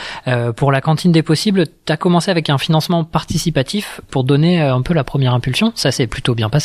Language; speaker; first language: French; native; French